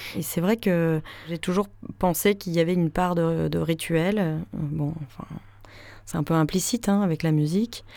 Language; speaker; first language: French; native; French